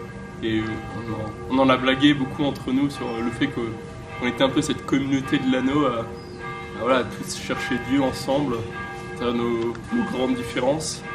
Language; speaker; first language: French; native; French